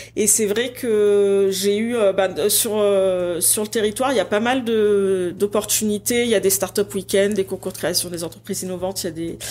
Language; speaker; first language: French; native; French